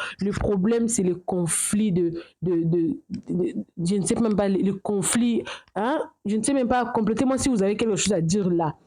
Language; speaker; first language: French; non-native, local second language; Lingala